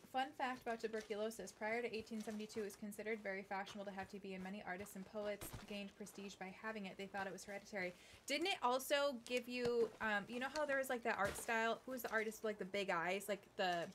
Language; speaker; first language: English; native; English